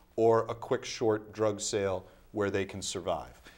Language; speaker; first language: English; native; English